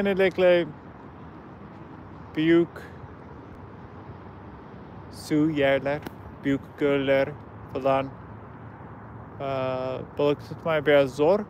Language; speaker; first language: Turkish; non-native, learner; English